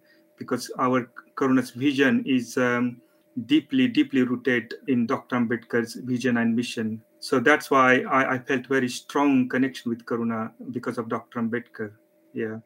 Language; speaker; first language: English; non-native, local second language; Marathi